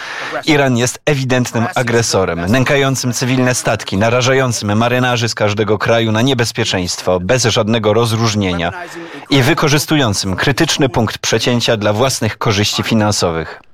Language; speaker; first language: Polish; native; Polish